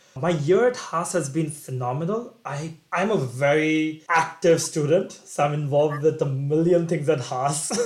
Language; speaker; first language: English; non-native, local second language; Bangla